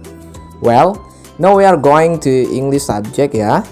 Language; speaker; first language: English; non-native, learner; Indonesian